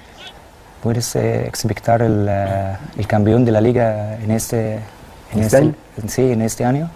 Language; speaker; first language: Spanish; non-native, learner; Arabic